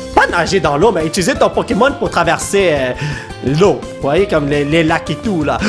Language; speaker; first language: French; native; French